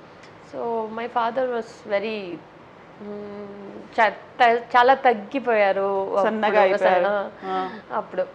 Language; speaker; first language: Telugu; non-native, fluent; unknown